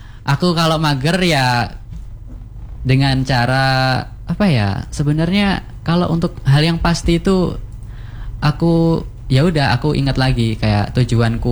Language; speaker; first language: Indonesian; non-native, local second language; Javanese